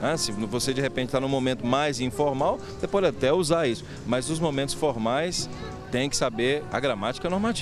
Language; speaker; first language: Portuguese; native; Portuguese